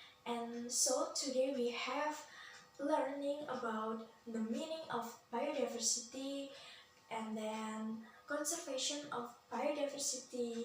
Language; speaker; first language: English; non-native, learner; Indonesian